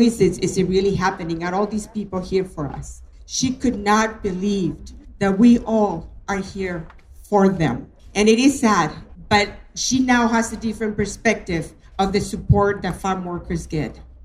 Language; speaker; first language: English; non-native, fluent; Spanish